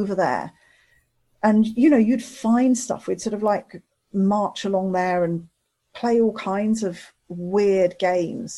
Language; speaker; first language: English; native; English